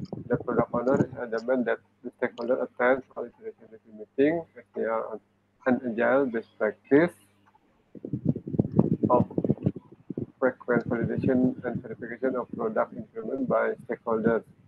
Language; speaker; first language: English; non-native, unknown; Indonesian